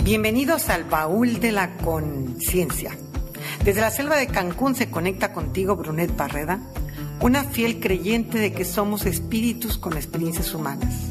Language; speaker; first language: Spanish; native; Spanish